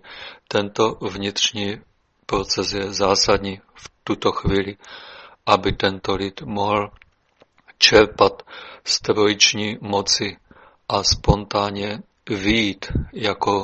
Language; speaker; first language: Czech; native; Czech